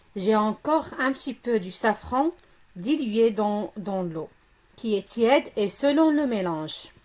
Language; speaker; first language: French; non-native, local second language; Arabic